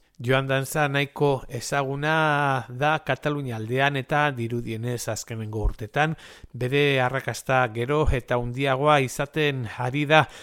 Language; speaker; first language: Basque; native; Basque